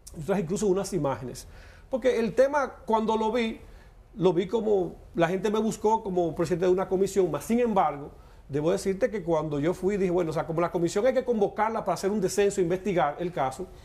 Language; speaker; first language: Spanish; native; Spanish